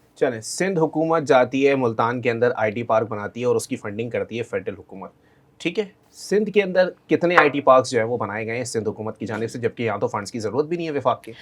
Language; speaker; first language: Urdu; native; Urdu